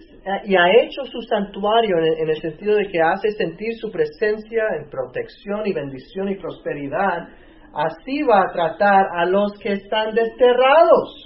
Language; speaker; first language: Spanish; native; Spanish